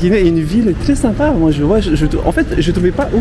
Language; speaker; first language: French; native; French